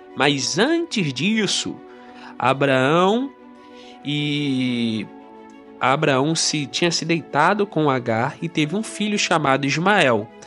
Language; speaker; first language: Portuguese; native; Portuguese